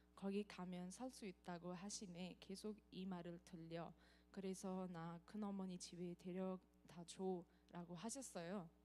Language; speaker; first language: Korean; non-native, fluent; Nepali